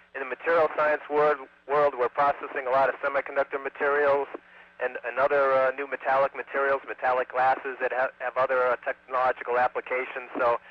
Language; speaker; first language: English; native; English